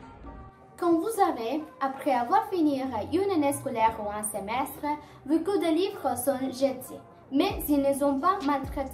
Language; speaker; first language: French; non-native, learner; Spanish